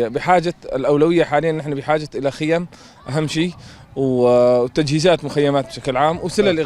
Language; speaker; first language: Arabic; native; Arabic